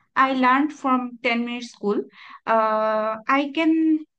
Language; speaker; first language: English; non-native, local second language; Bangla